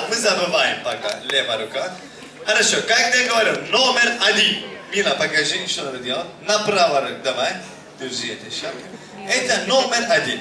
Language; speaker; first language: Russian; non-native, learner; Turkish